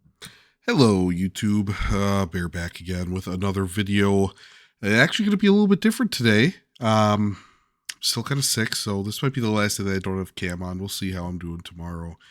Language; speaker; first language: English; native; English